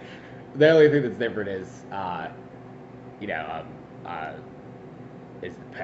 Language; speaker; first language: English; native; English